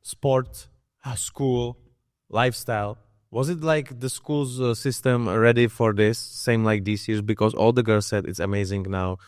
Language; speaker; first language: English; non-native, learner; Czech